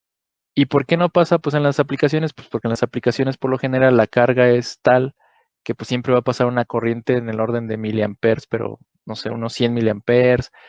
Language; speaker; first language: Spanish; native; Spanish